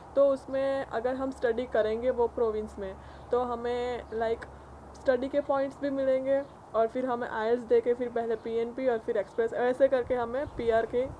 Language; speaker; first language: Hindi; non-native, local second language; Gujarati